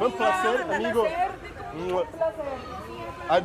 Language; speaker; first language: Spanish; non-native, fluent; Portuguese